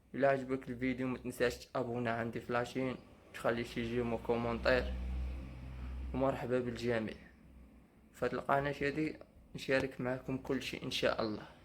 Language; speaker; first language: Arabic; native; Arabic